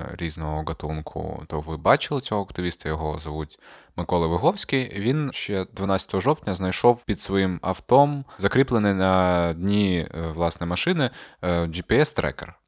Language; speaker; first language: Ukrainian; non-native, local second language; Russian